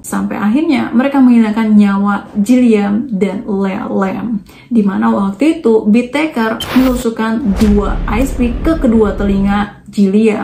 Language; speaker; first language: Indonesian; native; Indonesian